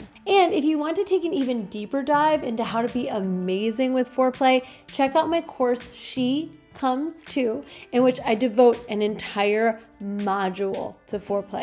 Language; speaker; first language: English; native; English